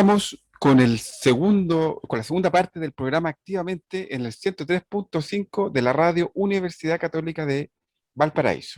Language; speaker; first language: Spanish; native; Spanish